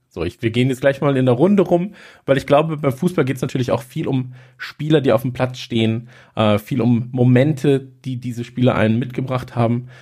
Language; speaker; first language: German; native; German